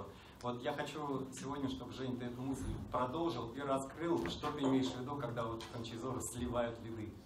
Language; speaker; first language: Russian; native; Russian